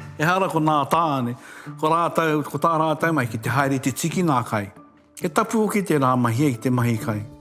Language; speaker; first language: Māori; native; Māori